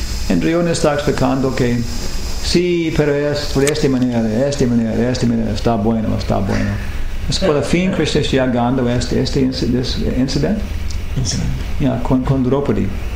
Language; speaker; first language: Spanish; non-native, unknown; English